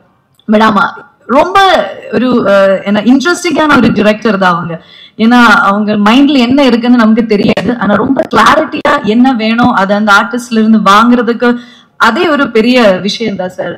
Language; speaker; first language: Tamil; non-native, fluent; Malayalam